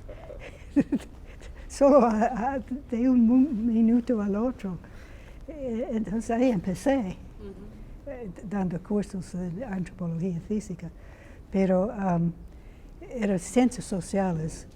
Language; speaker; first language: Spanish; non-native, fluent; English